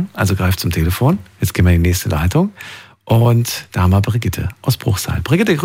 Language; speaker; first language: German; native; German